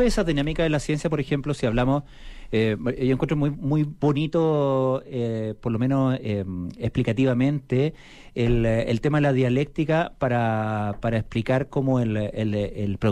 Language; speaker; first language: Spanish; native; Spanish